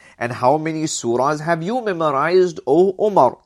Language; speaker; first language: English; native; English